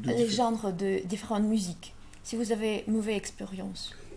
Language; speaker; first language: French; non-native, learner; Russian